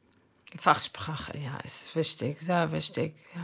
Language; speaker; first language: German; non-native, learner; Arabic